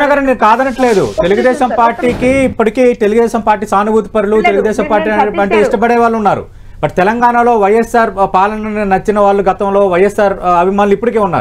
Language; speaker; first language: Telugu; native; Telugu